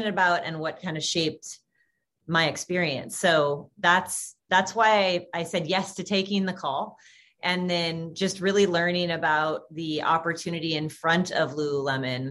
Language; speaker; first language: English; native; English